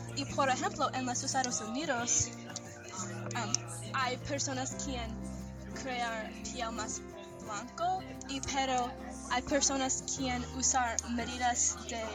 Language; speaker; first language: Spanish; non-native, learner; English